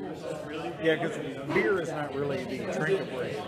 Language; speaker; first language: English; native; English